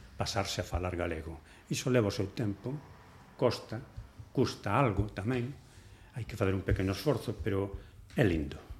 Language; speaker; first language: Galician; non-native, local second language; Spanish